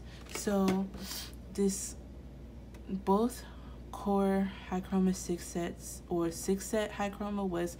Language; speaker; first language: English; native; English